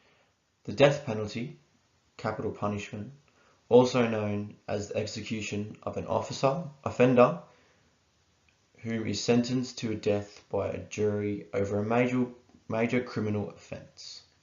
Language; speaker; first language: English; native; English